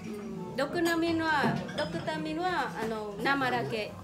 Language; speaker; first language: Japanese; non-native, learner; Vietnamese